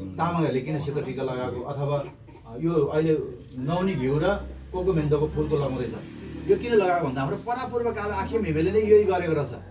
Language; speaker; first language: Nepali; non-native, local second language; Eastern Tamang